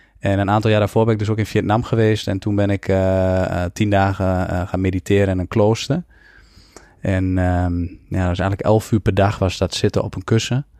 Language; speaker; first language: Dutch; native; Dutch